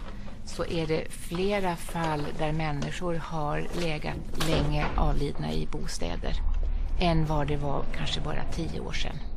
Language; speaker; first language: Swedish; native; Swedish